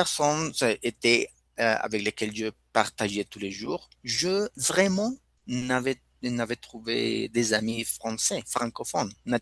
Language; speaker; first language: French; non-native, fluent; Spanish